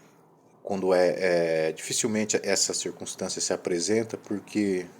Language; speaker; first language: Portuguese; native; Portuguese